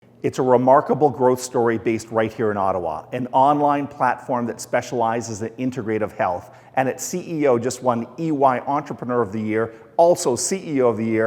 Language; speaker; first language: English; native; English